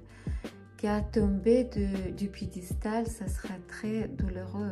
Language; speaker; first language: French; non-native, fluent; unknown